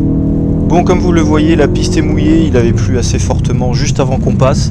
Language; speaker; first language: French; native; French